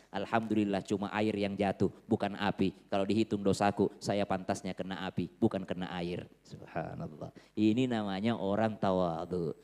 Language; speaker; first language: Indonesian; native; Indonesian